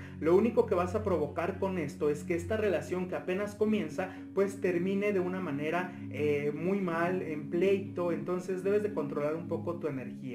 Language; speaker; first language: Spanish; native; Spanish